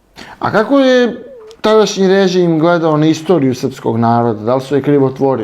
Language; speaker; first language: Serbian; native; Serbian